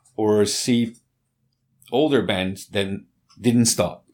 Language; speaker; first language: English; non-native, fluent; Portuguese